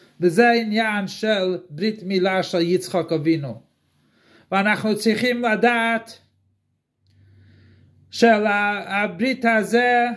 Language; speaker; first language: Hebrew; non-native, fluent; English